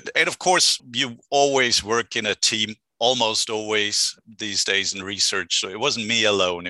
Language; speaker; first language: English; non-native, fluent; German